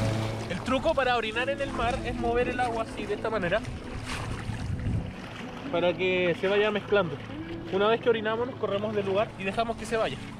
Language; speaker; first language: Spanish; native; Spanish